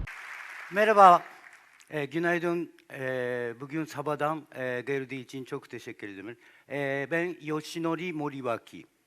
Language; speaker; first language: Turkish; non-native, learner; Japanese